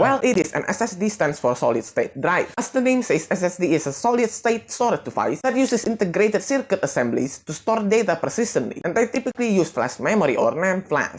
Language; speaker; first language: English; non-native, fluent; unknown